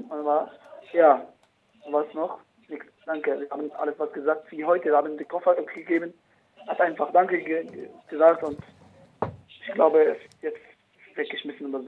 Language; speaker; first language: German; non-native, learner; Arabic